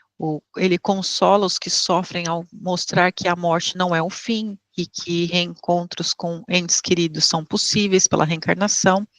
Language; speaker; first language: Portuguese; native; Portuguese